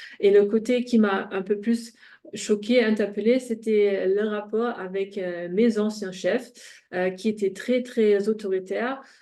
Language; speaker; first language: French; non-native, fluent; German